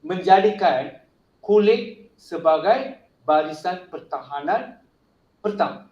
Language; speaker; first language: Malay; non-native, local second language; Tamil